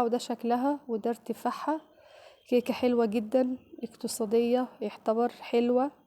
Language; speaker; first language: Arabic; native; Arabic